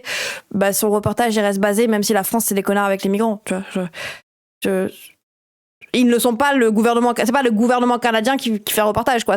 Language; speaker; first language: French; native; French